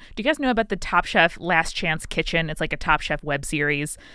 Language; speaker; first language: English; native; English